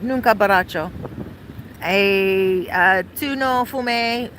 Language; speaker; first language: Spanish; non-native, learner; English